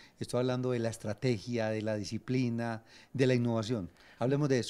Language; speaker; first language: Spanish; native; Spanish